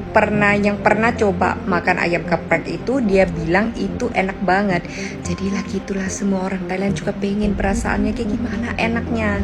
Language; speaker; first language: Indonesian; non-native, learner; Thai